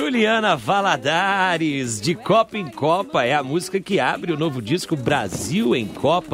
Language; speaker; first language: Portuguese; native; Portuguese